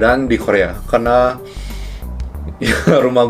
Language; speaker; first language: Indonesian; early bilingual, other home language; Korean